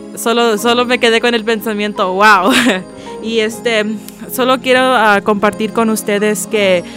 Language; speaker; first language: Spanish; early bilingual, heritage; Spanish